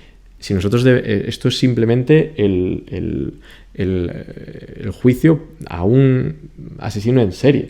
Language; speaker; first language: Spanish; native; Spanish